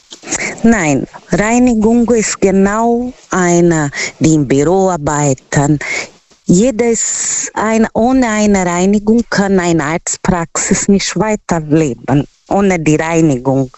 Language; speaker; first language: German; non-native, learner; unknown